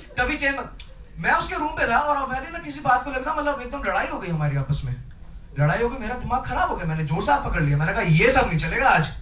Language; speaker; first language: Hindi; non-native, local second language; Bangla